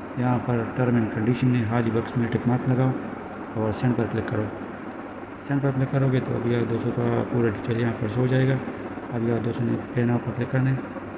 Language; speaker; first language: Urdu; non-native, local second language; Punjabi